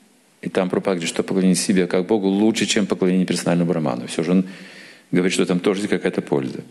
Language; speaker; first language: Russian; native; Russian